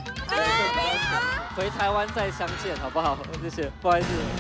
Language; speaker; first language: Chinese; native; Chinese